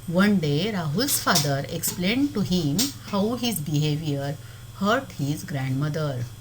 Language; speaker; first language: English; non-native, local second language; Marathi